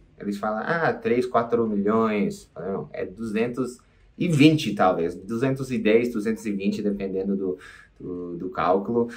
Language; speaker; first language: Portuguese; non-native, fluent; English